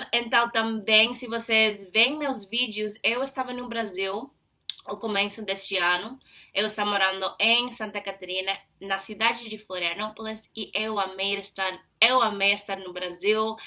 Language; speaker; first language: Portuguese; non-native, fluent; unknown